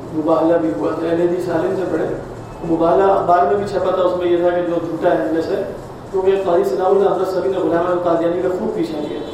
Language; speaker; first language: Urdu; native; Urdu